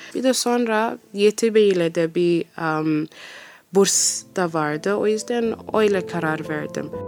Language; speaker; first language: Turkish; non-native, learner; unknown